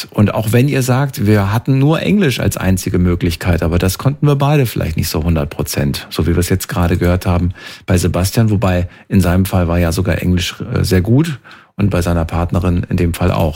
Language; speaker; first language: German; native; German